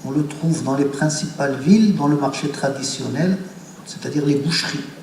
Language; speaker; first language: French; non-native, local second language; Arabic